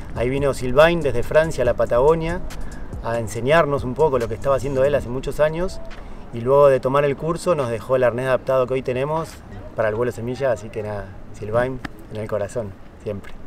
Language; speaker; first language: Spanish; native; Spanish